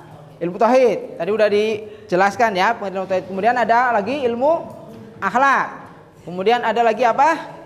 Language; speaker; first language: Indonesian; native; Indonesian